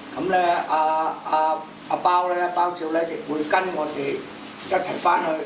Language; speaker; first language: Cantonese; native; Cantonese